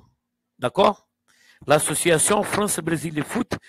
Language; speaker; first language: French; non-native, fluent; Portuguese